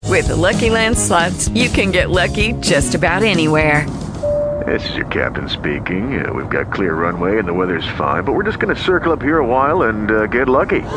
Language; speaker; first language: English; early bilingual, other home language; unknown